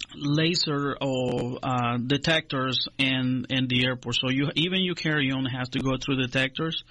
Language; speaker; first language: English; non-native, fluent; Spanish